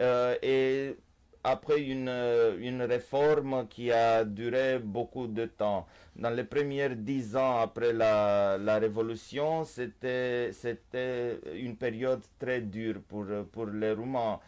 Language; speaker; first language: French; non-native, fluent; Romanian